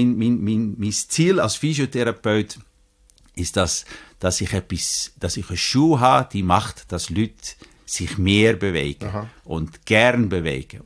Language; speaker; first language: German; native; German